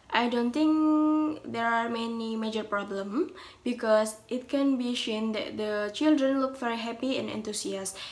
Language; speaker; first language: English; non-native, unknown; Indonesian